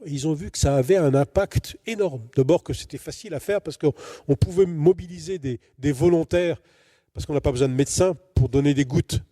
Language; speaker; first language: French; native; French